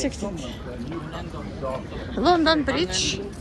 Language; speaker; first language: Swedish; non-native, learner; Russian